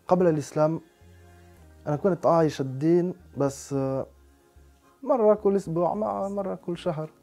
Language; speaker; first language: Arabic; non-native, fluent; French